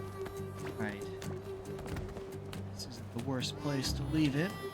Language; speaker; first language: English; native; English